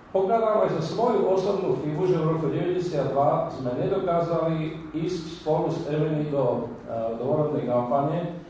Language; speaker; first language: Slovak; non-native, local second language; Hungarian